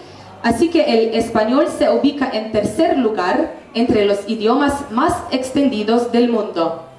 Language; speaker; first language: Spanish; non-native, fluent; Slovenian